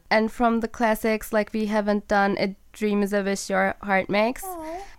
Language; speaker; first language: English; non-native, fluent; Turkish